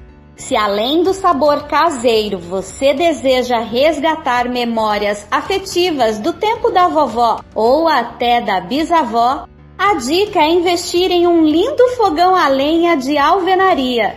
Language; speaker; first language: Portuguese; native; Portuguese